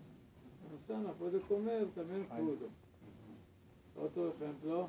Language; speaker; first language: Spanish; non-native, learner; Hebrew